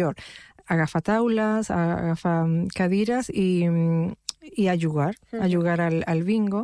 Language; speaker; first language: Catalan; non-native, fluent; Spanish